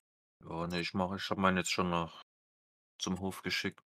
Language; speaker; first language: German; native; German